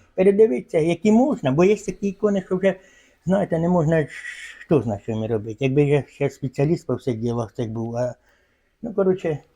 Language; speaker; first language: Ukrainian; native; Ukrainian